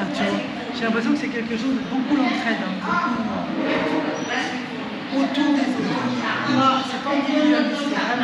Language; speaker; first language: French; native; French